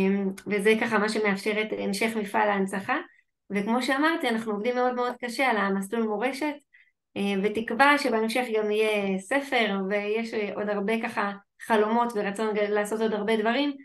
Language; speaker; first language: Hebrew; native; Hebrew